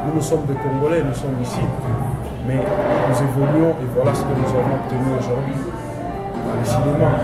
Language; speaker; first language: French; non-native, local second language; Lingala